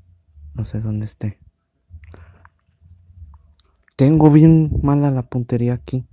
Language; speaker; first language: Spanish; native; Spanish